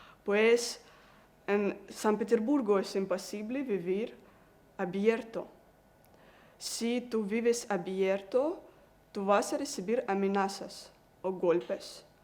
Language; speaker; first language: Spanish; non-native, learner; Russian